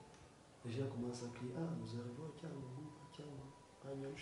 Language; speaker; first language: French; non-native, learner; Kinyarwanda